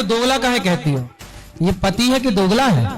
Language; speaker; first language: Hindi; native; Hindi